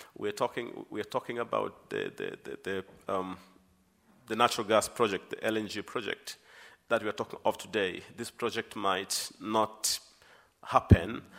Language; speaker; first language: English; non-native, local second language; Swahili